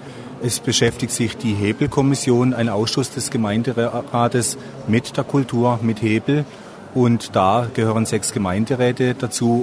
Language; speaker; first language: German; native; German